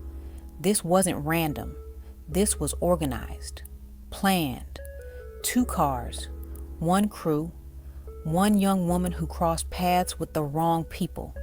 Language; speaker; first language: English; native; English